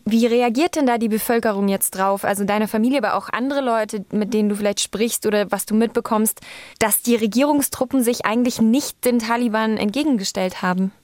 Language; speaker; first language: German; native; German